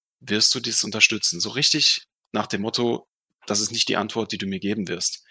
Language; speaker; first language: German; non-native, fluent; Russian